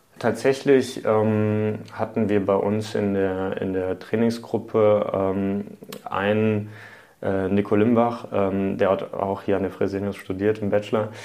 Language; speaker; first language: German; early bilingual, other home language; Hungarian